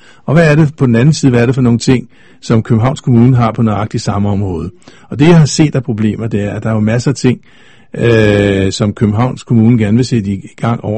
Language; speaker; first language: Danish; native; Danish